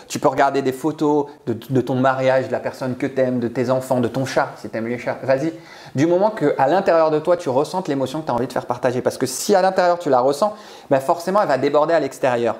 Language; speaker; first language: French; native; French